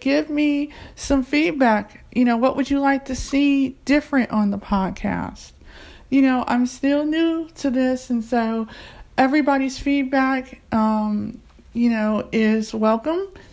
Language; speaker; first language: English; native; English